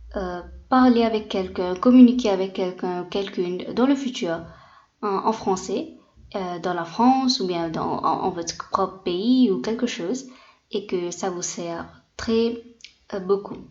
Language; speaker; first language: French; non-native, fluent; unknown